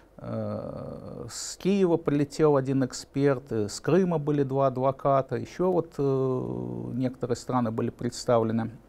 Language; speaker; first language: Russian; native; Russian